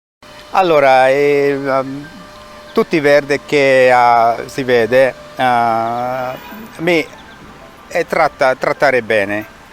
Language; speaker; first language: Italian; non-native, learner; Sinhala